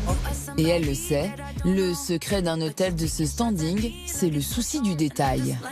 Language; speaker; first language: French; native; French